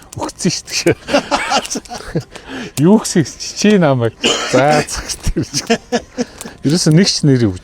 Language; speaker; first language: Mongolian; native; Mongolian